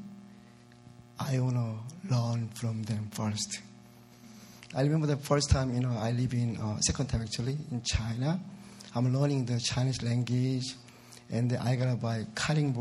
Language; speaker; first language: English; non-native, learner; Korean